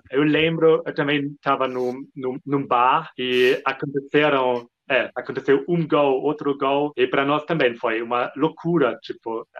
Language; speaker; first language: Portuguese; non-native, fluent; German